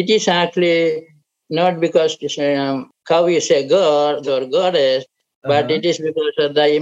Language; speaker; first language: English; non-native, local second language; Malayalam